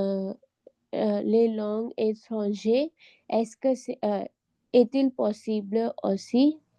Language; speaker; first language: French; non-native, learner; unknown